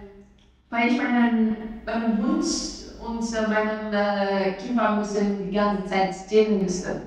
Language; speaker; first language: German; non-native, learner; Albanian